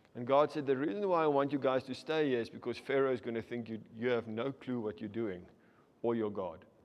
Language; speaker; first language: English; non-native, local second language; Afrikaans